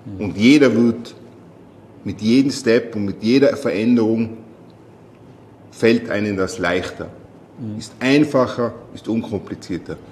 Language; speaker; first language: German; native; German